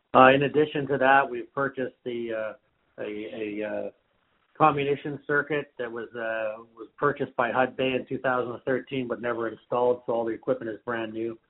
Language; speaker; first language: English; native; English